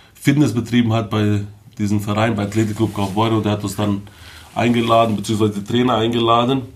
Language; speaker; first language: German; early bilingual, other home language; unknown